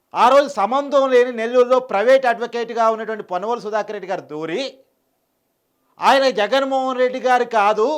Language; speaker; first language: Telugu; native; Telugu